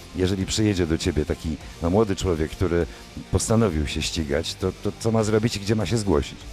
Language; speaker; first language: Polish; native; Polish